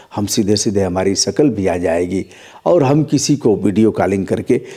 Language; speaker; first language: Hindi; native; Hindi